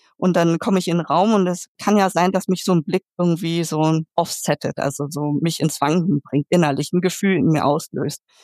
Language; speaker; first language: German; early bilingual, other home language; Vietnamese